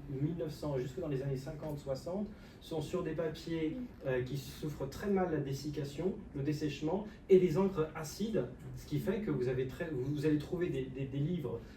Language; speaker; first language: French; native; French